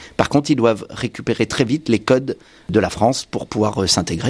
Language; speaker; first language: French; native; French